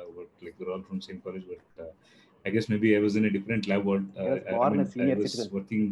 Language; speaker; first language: English; non-native, local second language; Telugu